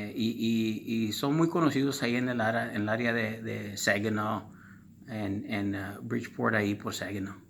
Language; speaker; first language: Spanish; early bilingual, other home language; English